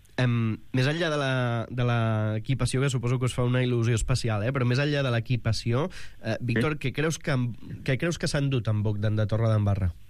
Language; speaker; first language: Catalan; native; Catalan